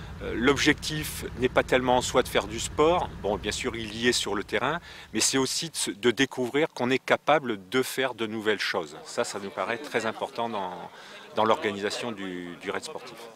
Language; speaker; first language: French; native; French